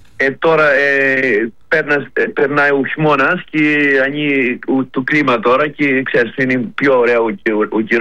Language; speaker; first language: Greek; early bilingual, heritage; Greek